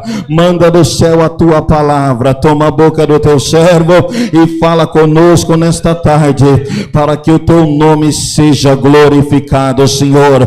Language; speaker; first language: Portuguese; native; Portuguese